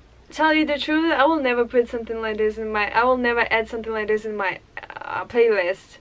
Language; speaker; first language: English; non-native, fluent; Russian